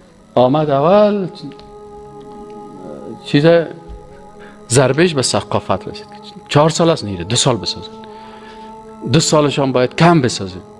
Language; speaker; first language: Persian; native; Persian